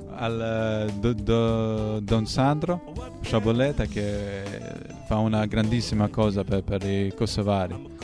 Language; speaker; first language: Italian; non-native, fluent; Albanian